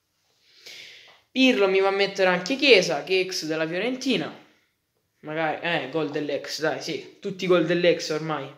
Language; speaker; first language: Italian; native; Italian